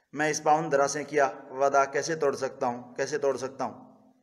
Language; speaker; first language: Hindi; native; Hindi